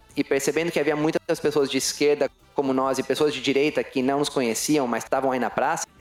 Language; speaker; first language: Portuguese; early bilingual, other home language; Spanish